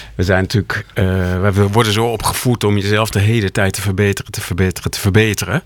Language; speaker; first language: Dutch; native; Dutch